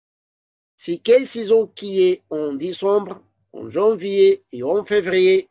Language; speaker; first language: French; non-native, fluent; Arabic